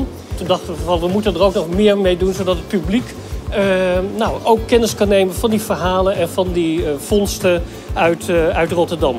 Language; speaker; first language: Dutch; native; Dutch